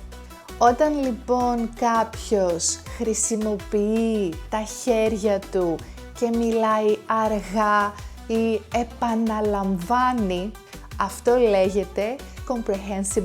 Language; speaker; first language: Greek; native; Greek